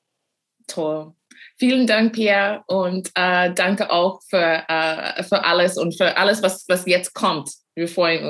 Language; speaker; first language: German; non-native, fluent; English